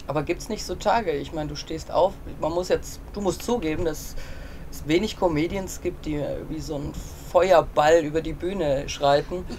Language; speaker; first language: German; native; German